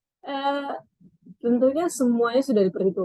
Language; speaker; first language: Indonesian; native; Indonesian